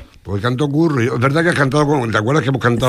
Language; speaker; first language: Spanish; native; Spanish